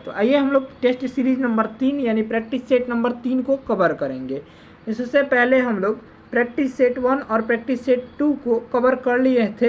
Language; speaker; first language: Hindi; native; Hindi